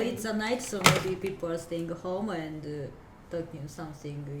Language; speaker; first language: English; non-native, learner; Japanese